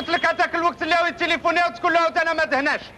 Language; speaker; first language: Arabic; native; Arabic